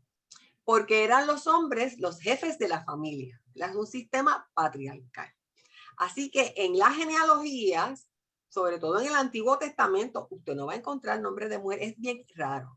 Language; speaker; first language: Spanish; native; Spanish